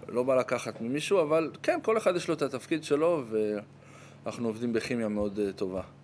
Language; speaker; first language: Hebrew; native; Hebrew